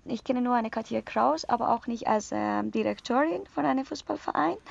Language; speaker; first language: German; non-native, learner; Persian